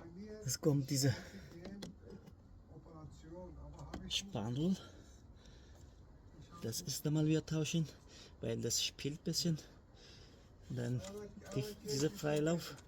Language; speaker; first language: German; non-native, learner; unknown